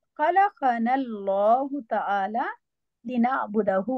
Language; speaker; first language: Arabic; non-native, learner; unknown